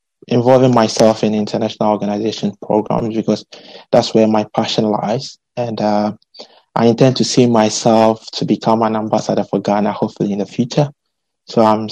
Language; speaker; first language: English; non-native, local second language; Akan